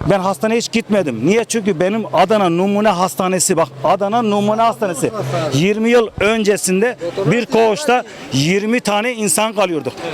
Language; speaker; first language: Turkish; non-native, local second language; Kurdish